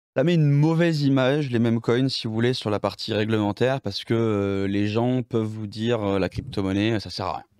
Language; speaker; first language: French; native; French